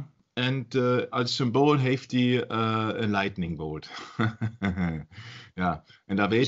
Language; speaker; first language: Dutch; non-native, learner; German